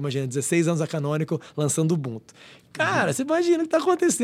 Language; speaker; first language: Portuguese; non-native, fluent; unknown